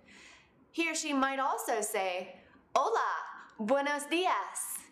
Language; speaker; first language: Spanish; non-native, fluent; English